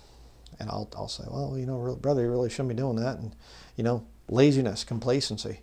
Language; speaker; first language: English; native; English